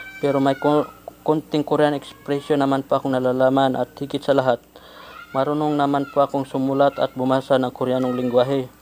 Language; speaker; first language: Filipino; non-native, local second language; Cebuano